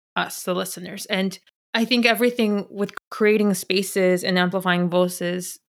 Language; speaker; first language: English; early bilingual, other home language; Spanish